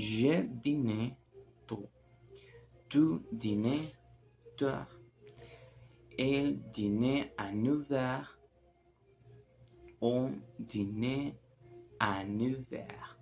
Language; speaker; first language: French; non-native, learner; Spanish